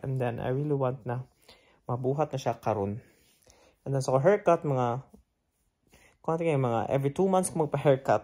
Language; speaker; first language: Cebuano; non-native, local second language; Filipino